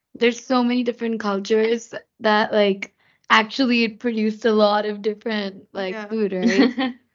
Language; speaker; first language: English; non-native, local second language; Hindi